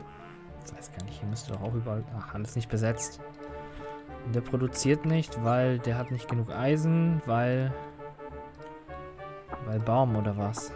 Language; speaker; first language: German; native; German